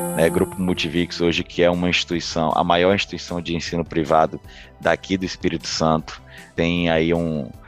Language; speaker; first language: Portuguese; native; Portuguese